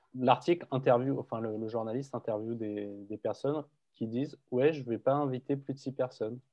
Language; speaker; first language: French; native; French